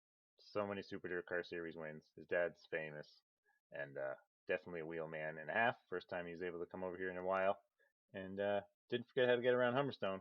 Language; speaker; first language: English; native; English